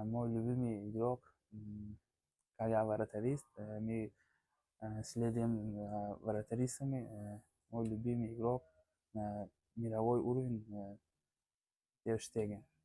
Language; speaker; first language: Russian; non-native, learner; Tajik